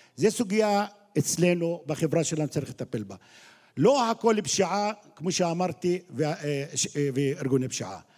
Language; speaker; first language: Hebrew; non-native, local second language; Arabic